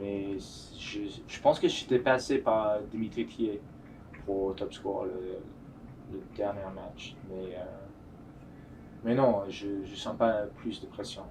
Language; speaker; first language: French; non-native, fluent; English